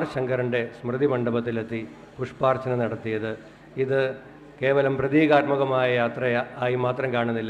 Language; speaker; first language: Malayalam; native; Malayalam